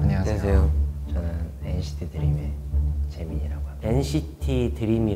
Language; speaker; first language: Korean; native; Korean